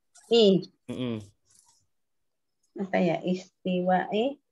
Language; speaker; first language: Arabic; non-native, learner; Indonesian